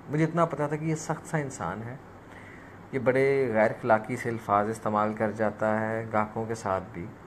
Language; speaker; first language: Urdu; non-native, local second language; Punjabi